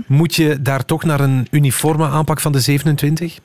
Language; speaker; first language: Dutch; native; Dutch